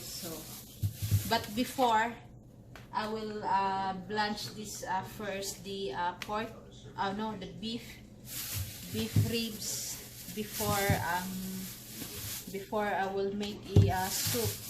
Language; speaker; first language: English; non-native, local second language; Filipino